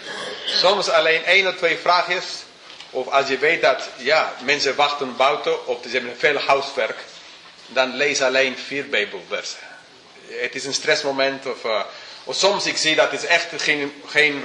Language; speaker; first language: Dutch; non-native, fluent; English